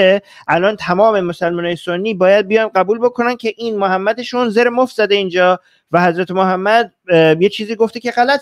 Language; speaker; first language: Persian; native; Persian